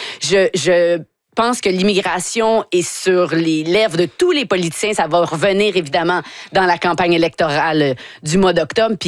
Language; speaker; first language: French; native; French